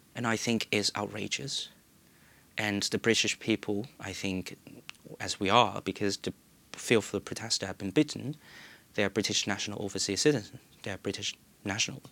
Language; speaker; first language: English; non-native, local second language; Cantonese